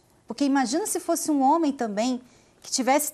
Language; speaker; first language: Portuguese; native; Portuguese